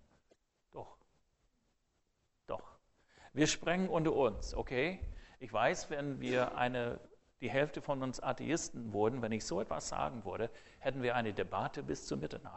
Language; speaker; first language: German; non-native, fluent; English